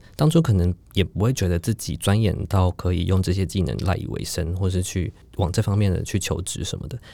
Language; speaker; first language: Chinese; native; Chinese